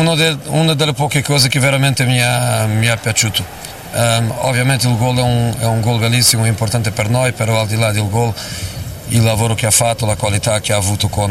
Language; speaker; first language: Italian; non-native, fluent; Portuguese